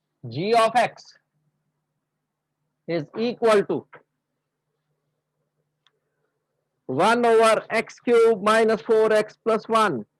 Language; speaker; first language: English; non-native, local second language; Hindi